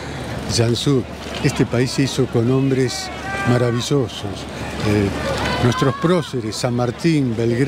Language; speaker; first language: Spanish; native; Spanish